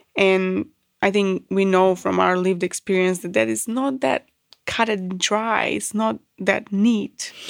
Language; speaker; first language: English; non-native, fluent; Macedonian